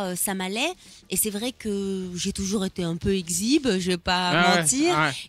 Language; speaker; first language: French; native; French